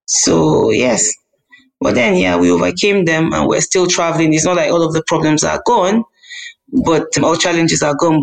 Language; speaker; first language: English; non-native, local second language; Hausa